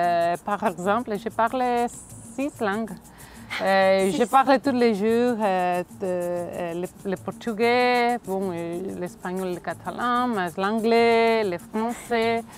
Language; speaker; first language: French; non-native, fluent; Catalan